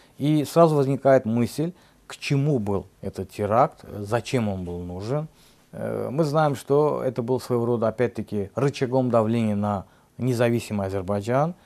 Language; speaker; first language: Russian; non-native, local second language; Azerbaijani